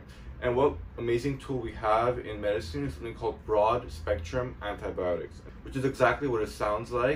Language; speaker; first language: English; native; English